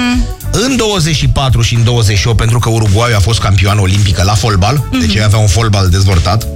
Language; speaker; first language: Romanian; native; Romanian